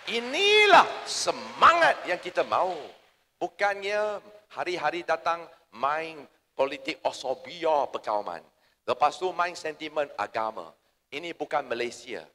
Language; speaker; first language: Malay; native; Malay